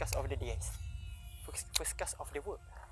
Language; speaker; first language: English; non-native, learner; Malay